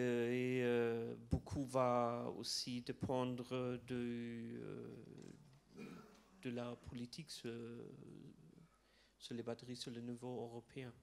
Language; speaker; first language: French; non-native, fluent; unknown